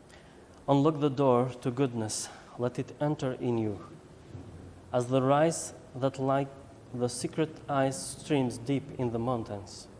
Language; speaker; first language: English; non-native, learner; Albanian